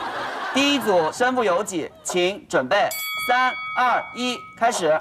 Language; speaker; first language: Chinese; native; Chinese